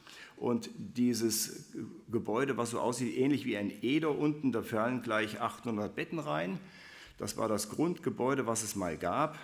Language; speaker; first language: German; native; German